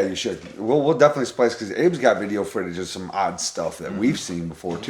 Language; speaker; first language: English; native; English